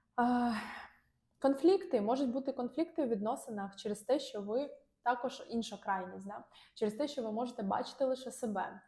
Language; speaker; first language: Ukrainian; non-native, local second language; Russian